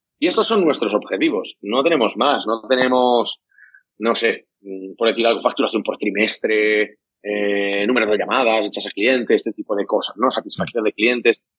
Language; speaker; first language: Spanish; non-native, local second language; Catalan